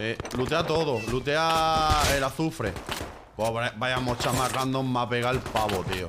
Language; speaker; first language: Spanish; native; Spanish